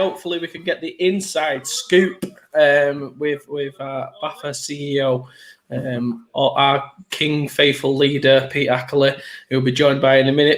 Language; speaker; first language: English; native; English